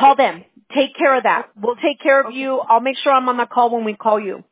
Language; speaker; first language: English; early bilingual, other home language; Spanish